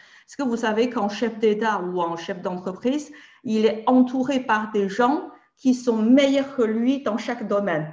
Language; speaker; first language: French; native; French